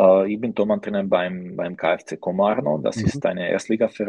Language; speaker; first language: German; non-native, learner; Slovak